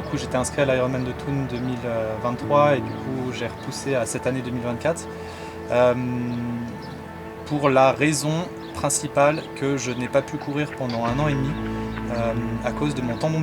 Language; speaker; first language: French; native; French